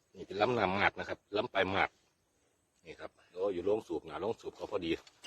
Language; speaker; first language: Thai; native; Thai